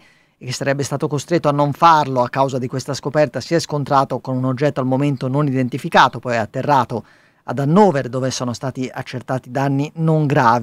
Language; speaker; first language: Italian; native; Italian